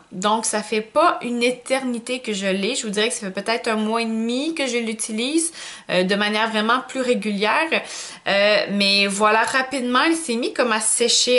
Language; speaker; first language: French; native; French